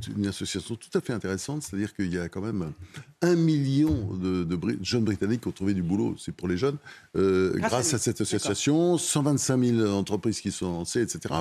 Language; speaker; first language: French; native; French